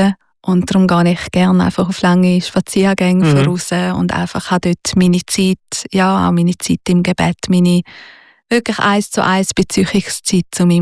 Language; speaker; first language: German; native; German